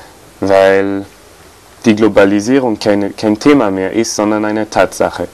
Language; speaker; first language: German; non-native, fluent; French